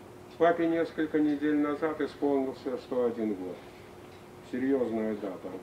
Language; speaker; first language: Russian; native; Russian